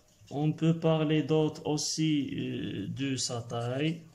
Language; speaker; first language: French; non-native, local second language; Arabic